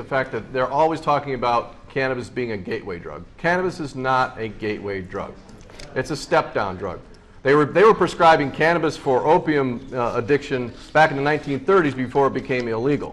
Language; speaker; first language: English; native; English